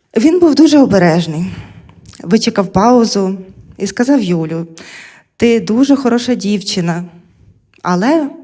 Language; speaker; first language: Ukrainian; non-native, local second language; Russian